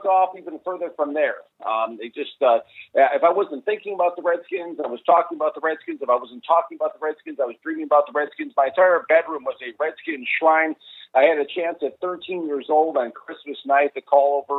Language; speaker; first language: English; native; English